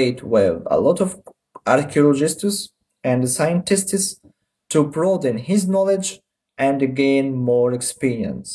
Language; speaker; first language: English; non-native, fluent; Arabic